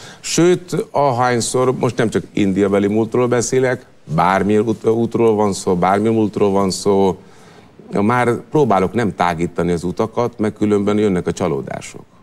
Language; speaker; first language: Hungarian; non-native, fluent; Gujarati